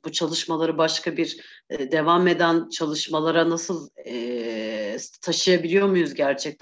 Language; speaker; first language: Turkish; native; Turkish